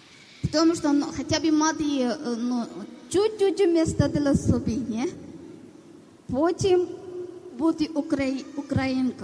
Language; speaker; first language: Ukrainian; non-native, learner; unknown